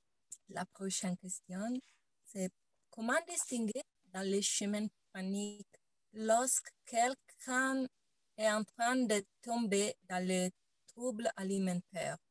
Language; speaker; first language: French; non-native, learner; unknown